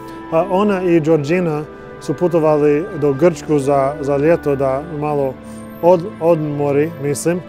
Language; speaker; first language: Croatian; non-native, learner; English